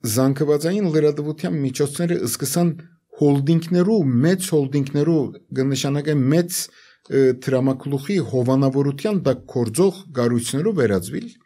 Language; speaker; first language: Armenian; native; Armenian